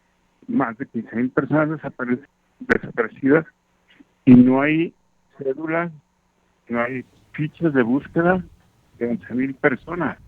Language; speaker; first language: Spanish; native; Spanish